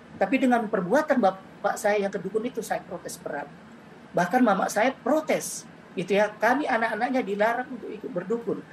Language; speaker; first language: Indonesian; native; Indonesian